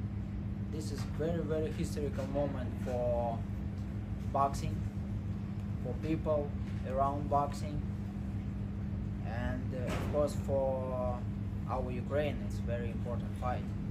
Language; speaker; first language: English; non-native, learner; Ukrainian